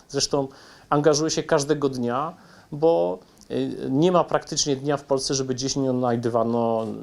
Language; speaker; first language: Polish; native; Polish